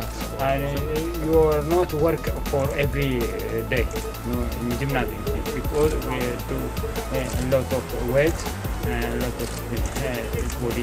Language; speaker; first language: English; non-native, learner; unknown